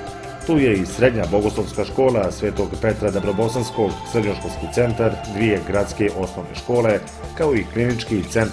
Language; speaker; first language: Bosnian; native; Bosnian